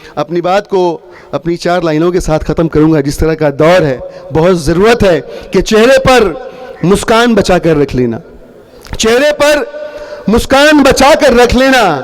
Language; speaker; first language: Hindi; non-native, local second language; Bhojpuri